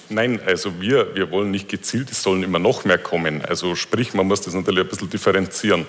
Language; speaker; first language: German; native; German